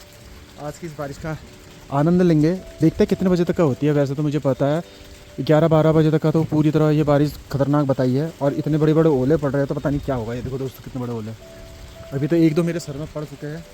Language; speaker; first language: Hindi; native; Hindi